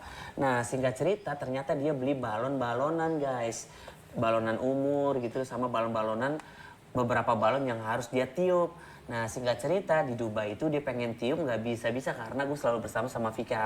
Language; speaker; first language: Indonesian; native; Indonesian